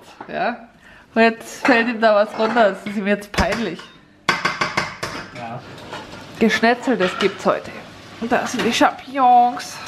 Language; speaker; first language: German; native; German